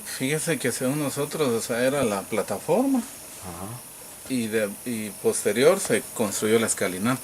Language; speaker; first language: Spanish; native; Spanish